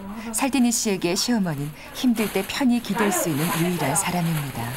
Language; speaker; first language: Korean; native; Korean